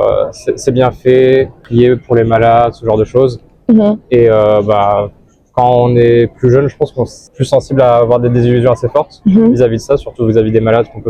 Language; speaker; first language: French; native; French